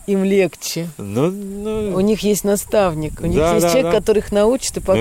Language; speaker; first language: Russian; native; Russian